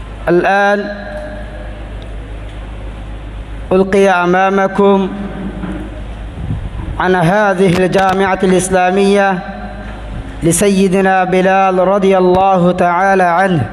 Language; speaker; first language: Arabic; non-native, learner; Rohingya